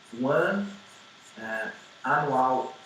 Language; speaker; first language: English; non-native, learner; Portuguese